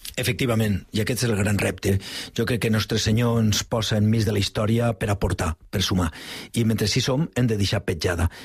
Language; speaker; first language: Catalan; native; Catalan